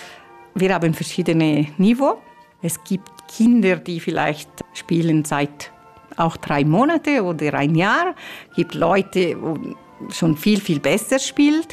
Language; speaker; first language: German; non-native, fluent; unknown